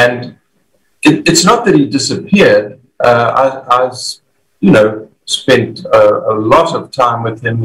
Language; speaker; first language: English; native; English